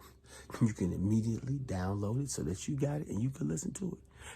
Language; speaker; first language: English; native; English